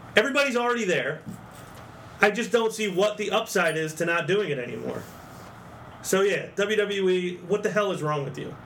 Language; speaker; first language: English; native; English